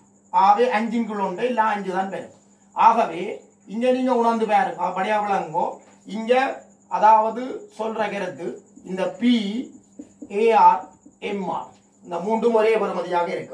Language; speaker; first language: Tamil; native; Tamil